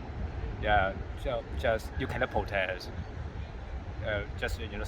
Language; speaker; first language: English; non-native, learner; Cantonese